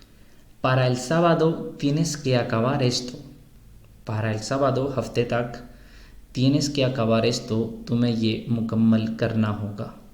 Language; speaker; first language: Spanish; non-native, fluent; Urdu